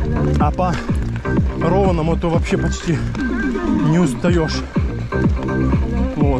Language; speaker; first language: Russian; native; Russian